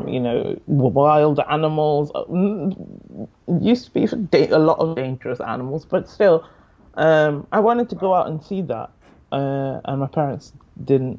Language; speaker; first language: English; non-native, local second language; Yoruba